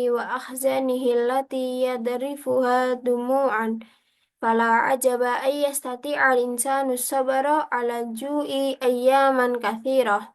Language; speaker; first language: Arabic; non-native, learner; Indonesian